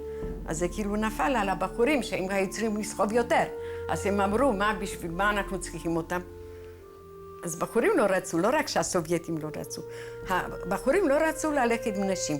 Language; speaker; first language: Hebrew; non-native, fluent; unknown